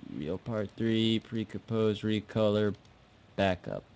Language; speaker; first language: English; native; English